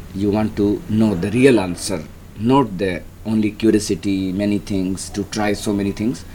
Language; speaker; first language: English; non-native, local second language; Hindi